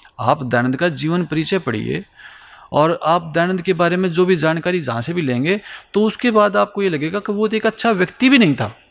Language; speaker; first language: Hindi; native; Hindi